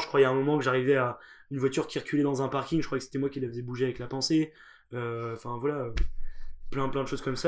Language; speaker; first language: French; native; French